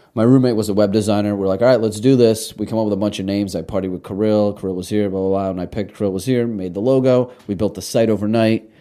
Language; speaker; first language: English; early bilingual, other home language; Russian